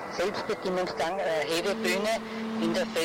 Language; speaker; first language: German; native; German